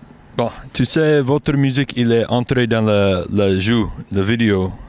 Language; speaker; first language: French; non-native, learner; English